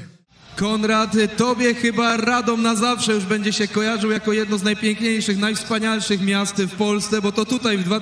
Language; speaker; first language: Polish; native; Polish